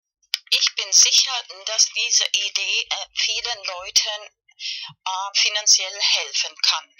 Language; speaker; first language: German; non-native, learner; Spanish